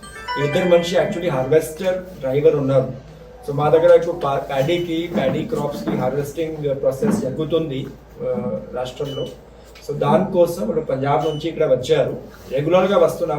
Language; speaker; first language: Telugu; non-native, local second language; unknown